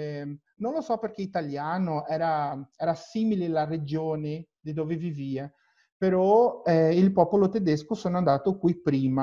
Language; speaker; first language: Italian; non-native, learner; Portuguese